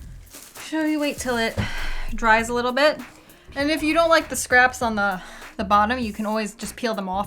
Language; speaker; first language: English; native; English